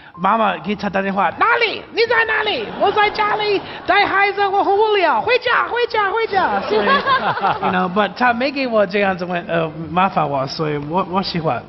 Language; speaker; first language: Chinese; non-native, learner; English